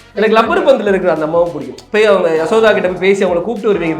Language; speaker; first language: Tamil; native; Tamil